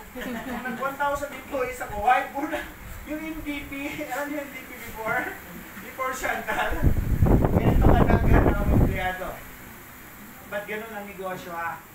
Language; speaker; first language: Filipino; non-native, local second language; Cebuano